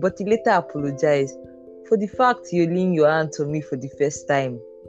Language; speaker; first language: English; non-native, local second language; Igbo